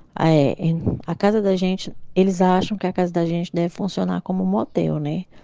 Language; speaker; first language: Portuguese; native; Portuguese